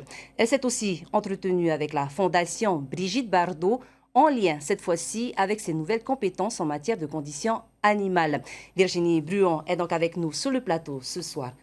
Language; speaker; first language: French; native; French